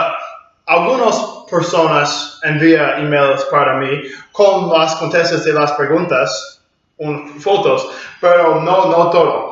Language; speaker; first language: Spanish; non-native, learner; English